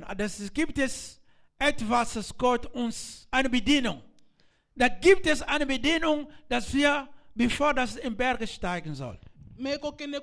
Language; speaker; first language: German; non-native, learner; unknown